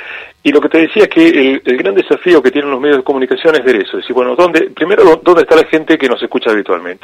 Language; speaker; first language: Spanish; native; Spanish